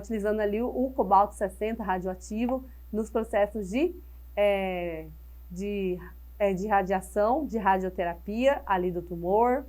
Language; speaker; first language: Portuguese; native; Portuguese